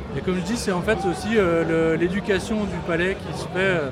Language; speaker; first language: French; native; French